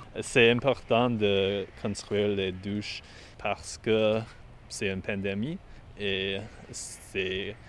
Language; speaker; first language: French; non-native, learner; English